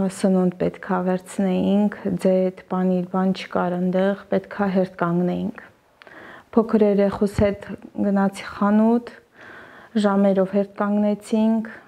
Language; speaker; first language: Armenian; native; Armenian